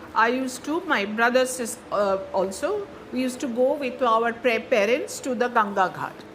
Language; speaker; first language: English; non-native, local second language; Bangla